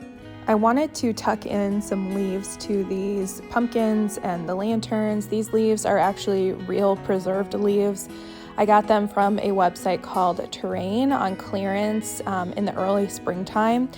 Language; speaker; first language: English; native; English